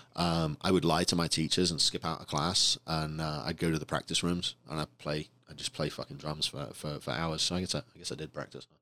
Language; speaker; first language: English; native; English